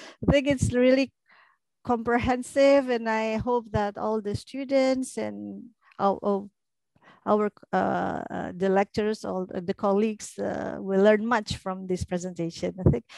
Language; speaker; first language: English; non-native, fluent; Indonesian